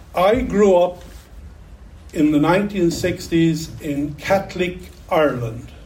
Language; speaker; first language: English; native; English